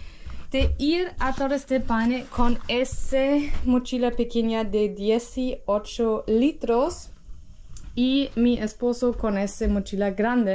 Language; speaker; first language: Spanish; non-native, learner; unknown